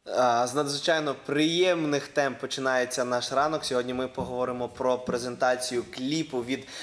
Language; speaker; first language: Ukrainian; native; Ukrainian